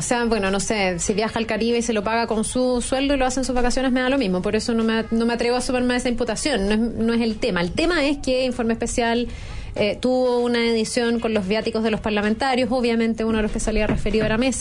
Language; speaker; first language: Spanish; native; Spanish